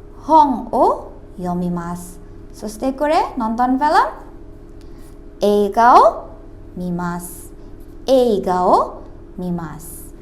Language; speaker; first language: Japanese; non-native, fluent; Indonesian